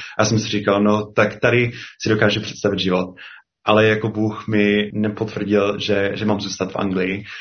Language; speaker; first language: Czech; non-native, fluent; English